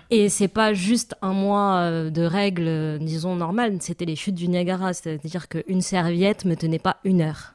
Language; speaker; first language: French; non-native, local second language; Arabic